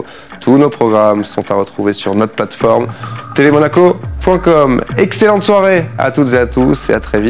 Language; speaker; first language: French; native; French